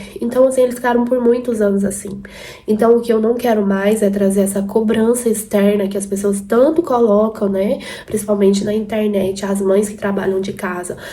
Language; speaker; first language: Portuguese; native; Portuguese